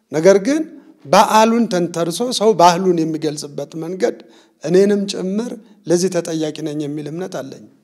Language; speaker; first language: Amharic; non-native, local second language; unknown